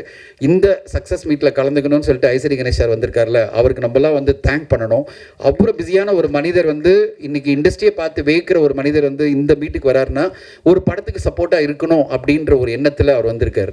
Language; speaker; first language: Tamil; native; Tamil